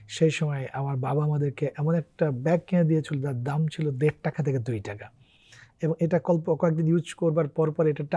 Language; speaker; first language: Bangla; native; Bangla